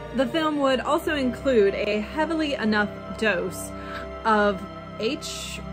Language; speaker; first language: English; native; English